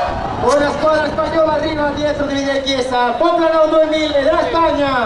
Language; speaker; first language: Italian; non-native, fluent; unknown